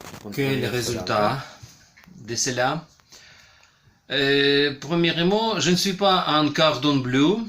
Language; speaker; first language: French; non-native, learner; Ukrainian